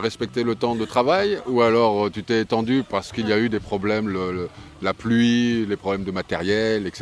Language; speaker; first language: French; native; French